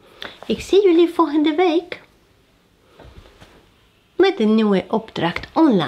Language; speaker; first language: Dutch; non-native, fluent; Spanish